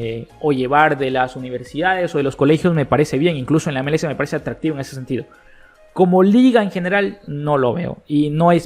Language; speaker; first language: Spanish; native; Spanish